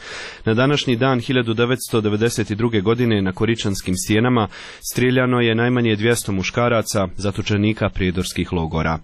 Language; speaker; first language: Croatian; native; Croatian